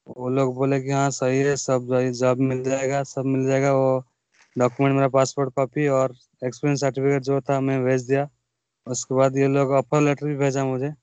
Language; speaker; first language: Hindi; non-native, local second language; Odia